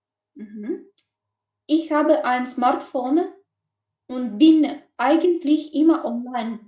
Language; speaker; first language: German; non-native, learner; Macedonian